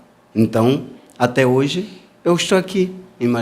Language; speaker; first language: Portuguese; non-native, fluent; Haitian Creole